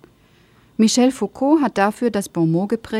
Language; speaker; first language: German; native; German